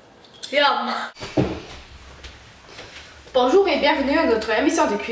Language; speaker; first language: French; non-native, learner; English